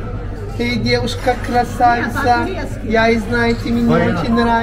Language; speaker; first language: Russian; non-native, learner; Turkish